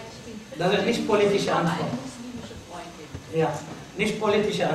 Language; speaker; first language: German; non-native, fluent; Arabic